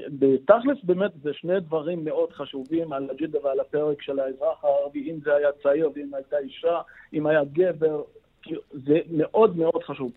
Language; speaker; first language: Hebrew; non-native, local second language; Arabic